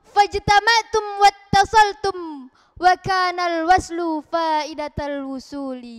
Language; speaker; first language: Arabic; non-native, learner; Indonesian